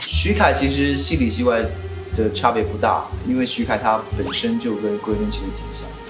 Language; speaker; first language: Chinese; native; Chinese